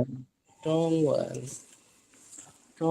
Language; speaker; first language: Chinese; non-native, learner; Indonesian